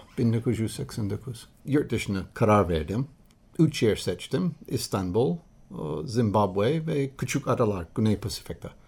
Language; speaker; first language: Turkish; non-native, learner; English